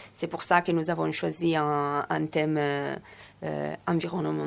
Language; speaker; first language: French; non-native, fluent; Italian